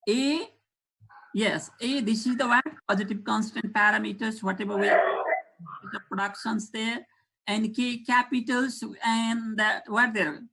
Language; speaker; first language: English; non-native, local second language; Nepali